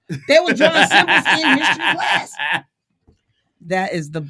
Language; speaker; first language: English; native; English